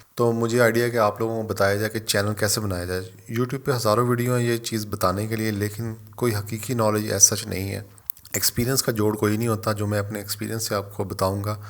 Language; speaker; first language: Urdu; native; Urdu